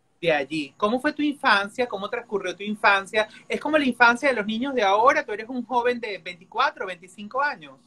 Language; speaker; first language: Spanish; native; Spanish